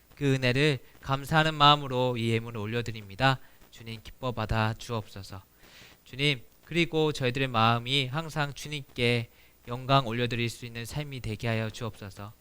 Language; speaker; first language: Korean; native; Korean